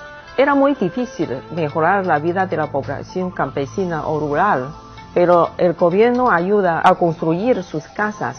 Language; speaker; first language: Spanish; non-native, fluent; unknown